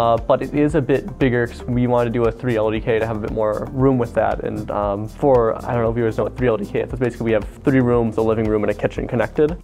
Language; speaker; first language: English; native; English